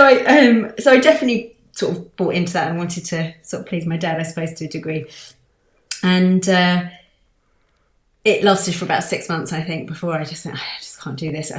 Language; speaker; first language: English; native; English